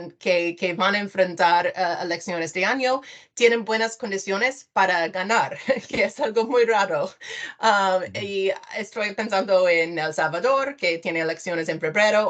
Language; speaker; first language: Spanish; non-native, fluent; English